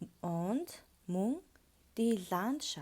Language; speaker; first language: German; non-native, fluent; Mongolian